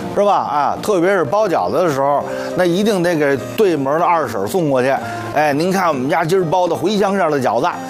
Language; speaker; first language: Chinese; native; Chinese